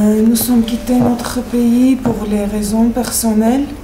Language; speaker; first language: French; non-native, learner; Armenian